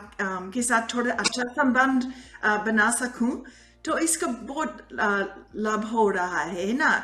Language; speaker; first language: Hindi; non-native, fluent; English